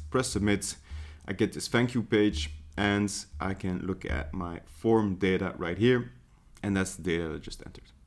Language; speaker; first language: English; non-native, fluent; Dutch